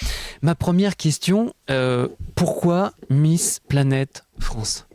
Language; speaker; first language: French; native; French